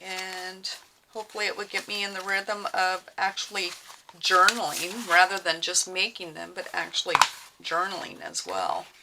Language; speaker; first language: English; native; English